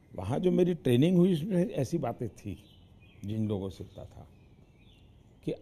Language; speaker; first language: Hindi; non-native, local second language; Gujarati